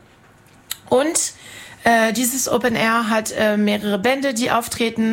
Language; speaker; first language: German; non-native, fluent; French